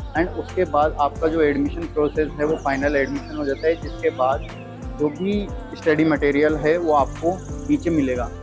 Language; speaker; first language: Hindi; native; Hindi